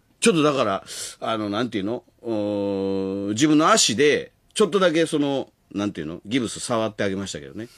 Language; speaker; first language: Japanese; native; Japanese